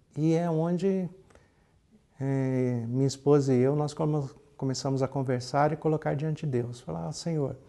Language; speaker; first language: Portuguese; native; Portuguese